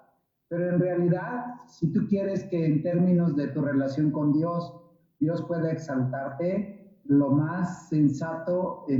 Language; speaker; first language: Spanish; native; Spanish